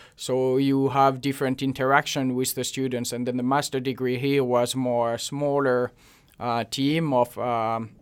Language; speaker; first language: English; non-native, fluent; French